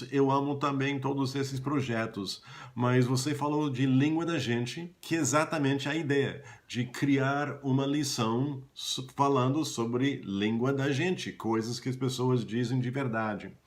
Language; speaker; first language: Portuguese; non-native, fluent; English